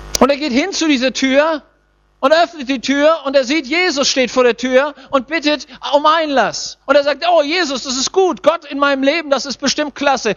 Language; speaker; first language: German; native; German